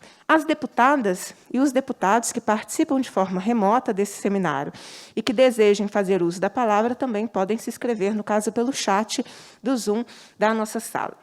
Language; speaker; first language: Portuguese; native; Portuguese